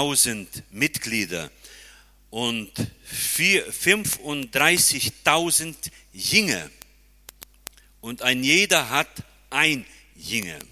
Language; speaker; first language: German; early bilingual, heritage; German